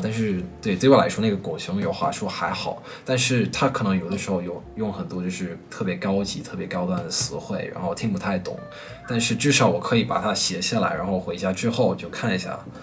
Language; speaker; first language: Chinese; non-native, fluent; English